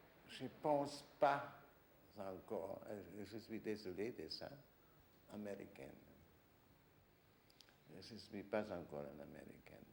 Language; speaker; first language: French; non-native, fluent; German